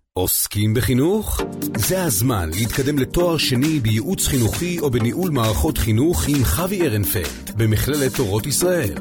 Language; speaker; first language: Hebrew; native; Hebrew